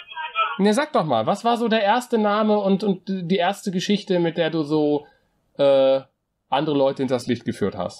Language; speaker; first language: German; native; German